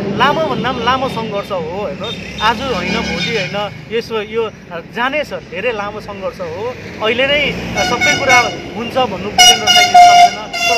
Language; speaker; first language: Nepali; native; Nepali